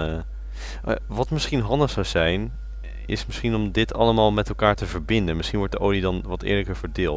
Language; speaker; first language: Dutch; native; Dutch